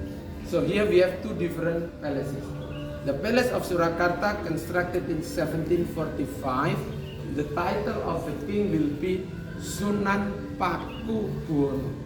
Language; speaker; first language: English; non-native, learner; Indonesian